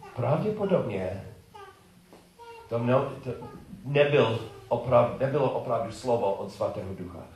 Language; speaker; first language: Czech; non-native, learner; English